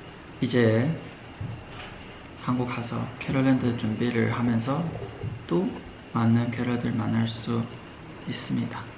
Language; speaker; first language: Korean; non-native, fluent; Chinese